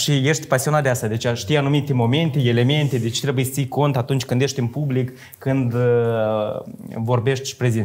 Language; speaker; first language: Romanian; native; Romanian